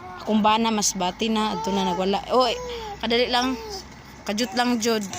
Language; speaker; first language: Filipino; non-native, local second language; Cebuano